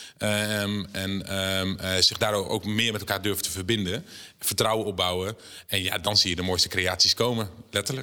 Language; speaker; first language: Dutch; native; Dutch